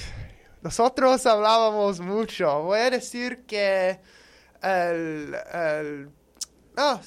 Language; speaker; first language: Spanish; non-native, learner; English